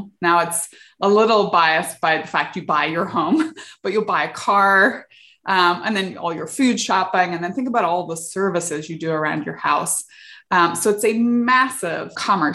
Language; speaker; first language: English; native; English